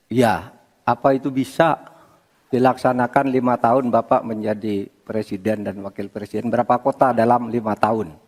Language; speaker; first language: Indonesian; native; Indonesian